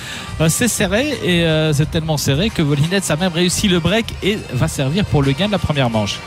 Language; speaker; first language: French; native; French